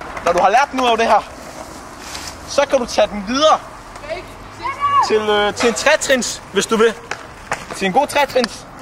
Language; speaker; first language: Danish; native; Danish